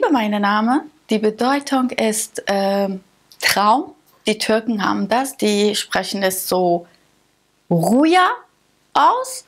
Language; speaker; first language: German; early bilingual, other home language; Persian